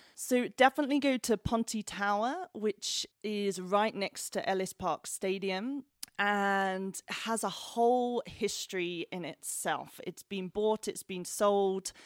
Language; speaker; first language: English; native; English